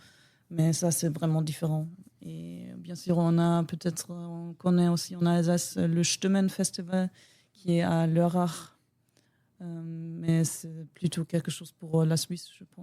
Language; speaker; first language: French; non-native, learner; German